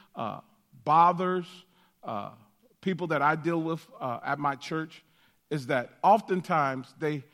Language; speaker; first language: English; native; English